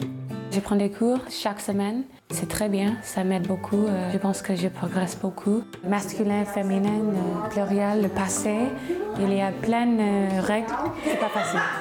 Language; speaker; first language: French; non-native, learner; English